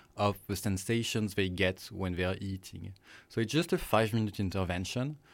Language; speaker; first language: English; non-native, fluent; French